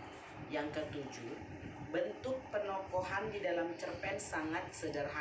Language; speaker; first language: Indonesian; native; Indonesian